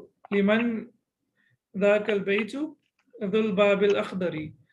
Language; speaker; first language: Arabic; non-native, fluent; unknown